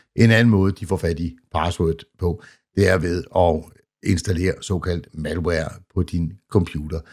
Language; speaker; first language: Danish; native; Danish